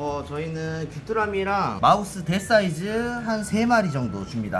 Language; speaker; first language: Korean; native; Korean